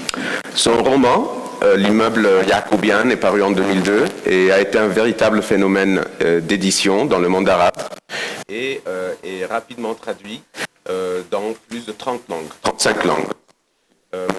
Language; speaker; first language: French; non-native, fluent; Spanish